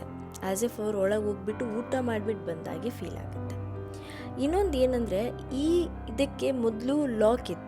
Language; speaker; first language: Kannada; native; Kannada